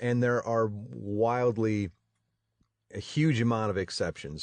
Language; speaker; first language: English; native; English